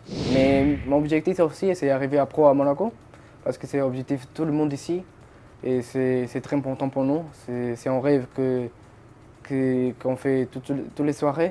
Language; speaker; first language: French; non-native, fluent; Portuguese